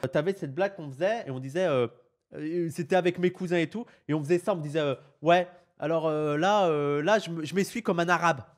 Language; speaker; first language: French; native; French